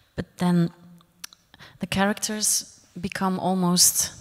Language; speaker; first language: English; non-native, fluent; Dutch